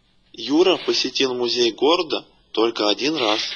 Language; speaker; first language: Russian; native; Russian